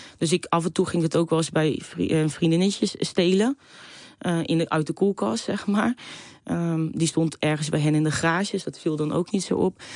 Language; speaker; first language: Dutch; native; Dutch